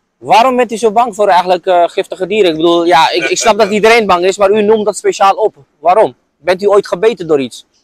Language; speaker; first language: Dutch; non-native, fluent; Urdu